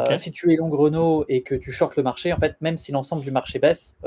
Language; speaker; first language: French; native; French